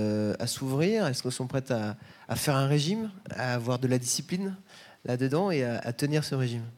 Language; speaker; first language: French; native; French